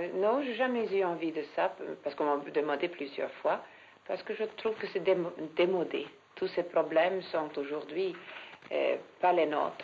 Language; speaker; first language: French; non-native, fluent; Swedish